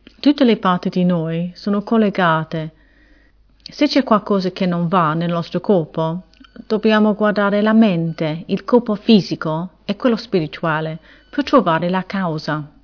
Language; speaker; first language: Italian; non-native, fluent; English